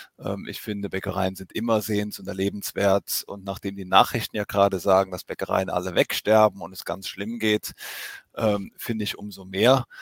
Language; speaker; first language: German; native; German